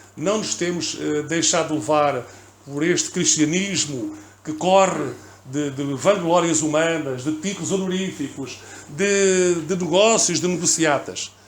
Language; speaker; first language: Portuguese; native; Portuguese